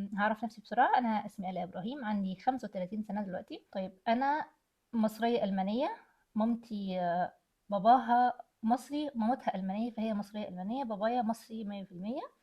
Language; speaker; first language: Egyptian Arabic; early bilingual, heritage; German